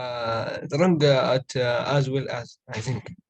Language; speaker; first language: English; non-native, learner; Arabic